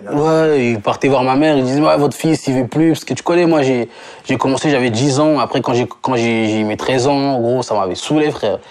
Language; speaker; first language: French; non-native, local second language; Lingala